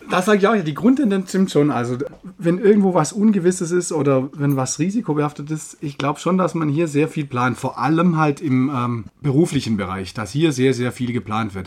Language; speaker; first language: German; native; German